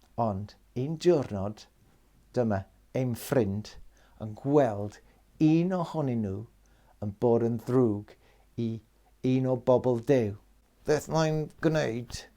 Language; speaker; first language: Welsh; non-native, local second language; English